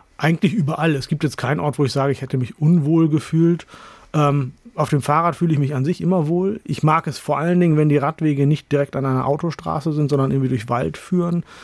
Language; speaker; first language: German; early bilingual, other home language; Urdu